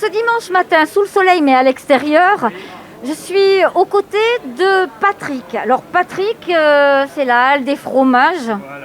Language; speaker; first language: French; native; French